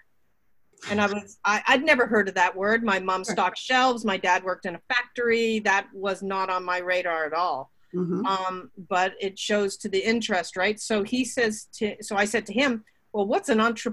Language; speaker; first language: English; native; English